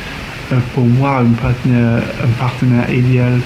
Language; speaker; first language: French; non-native, learner; English